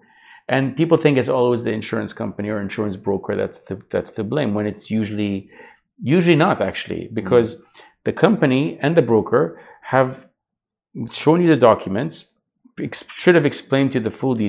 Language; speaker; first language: English; native; English